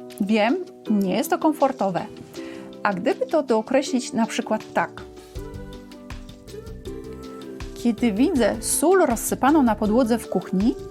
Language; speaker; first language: Polish; native; Polish